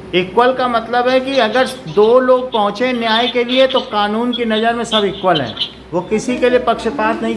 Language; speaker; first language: Hindi; native; Hindi